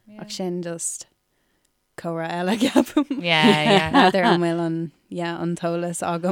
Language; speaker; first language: Irish; non-native, local second language; English